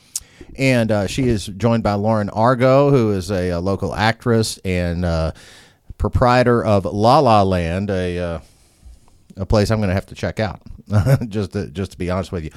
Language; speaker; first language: English; native; English